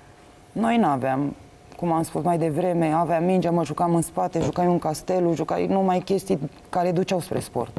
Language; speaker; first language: Romanian; native; Romanian